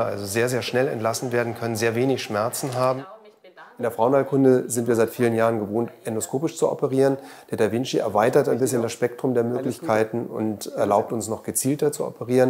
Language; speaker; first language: German; native; German